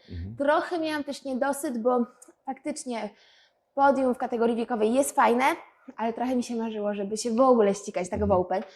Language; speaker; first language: Polish; native; Polish